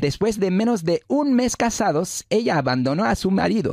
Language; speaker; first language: Spanish; non-native, fluent; English